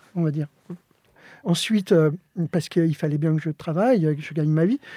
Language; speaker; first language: French; early bilingual, other home language; Spanish